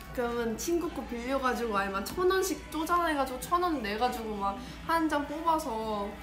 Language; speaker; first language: Korean; early bilingual, heritage; Korean